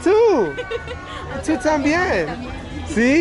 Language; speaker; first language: Spanish; non-native, learner; English